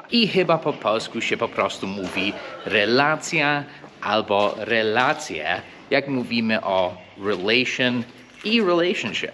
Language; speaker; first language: Polish; non-native, fluent; English